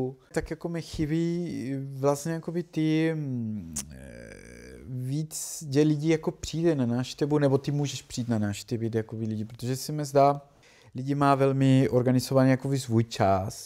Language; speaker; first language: Czech; non-native, learner; Spanish